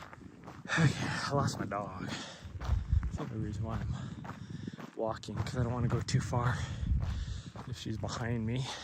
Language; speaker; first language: English; native; English